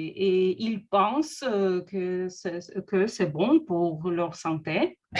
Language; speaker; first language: French; non-native, learner; Russian